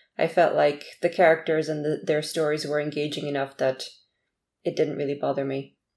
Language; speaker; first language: English; early bilingual, other home language; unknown